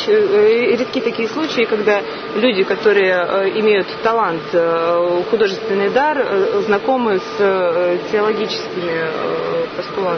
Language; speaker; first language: Russian; native; Russian